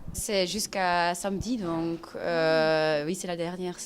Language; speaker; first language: French; non-native, local second language; Dutch